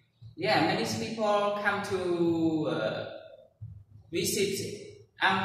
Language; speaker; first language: English; non-native, learner; Khmer